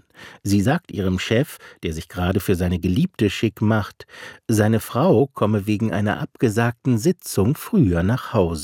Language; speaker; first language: German; native; German